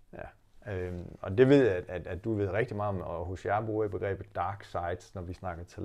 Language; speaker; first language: Danish; native; Danish